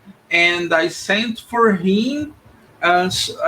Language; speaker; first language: English; non-native, learner; Portuguese